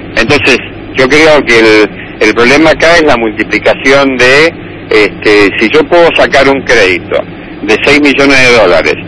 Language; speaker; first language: Spanish; non-native, fluent; English